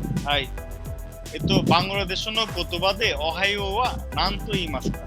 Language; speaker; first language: Japanese; non-native, fluent; Bangla